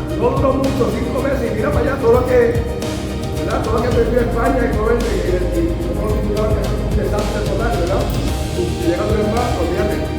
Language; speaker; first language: Spanish; early bilingual, heritage; Spanish